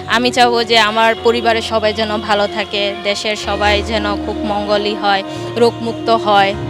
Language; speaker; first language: Bangla; non-native, local second language; Marma